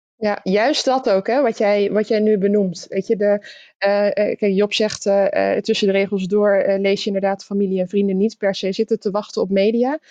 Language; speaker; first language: Dutch; native; Dutch